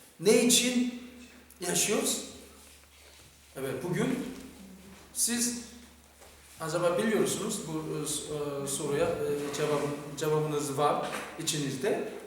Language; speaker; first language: Turkish; non-native, fluent; Korean